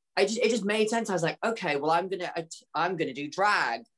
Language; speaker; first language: English; native; English